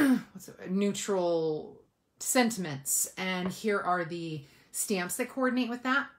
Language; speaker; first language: English; native; English